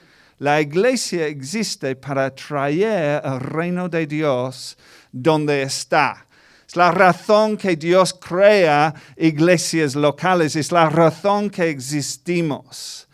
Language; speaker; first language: Spanish; non-native, fluent; English